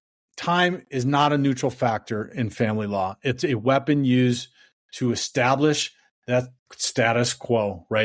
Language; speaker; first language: English; native; English